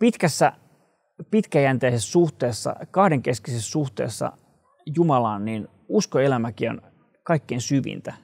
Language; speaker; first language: Finnish; native; Finnish